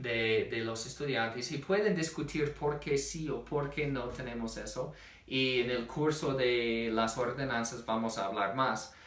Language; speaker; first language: Spanish; non-native, fluent; English